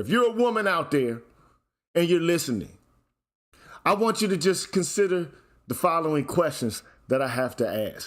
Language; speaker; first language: English; native; English